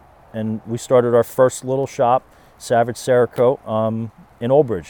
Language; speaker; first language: English; native; English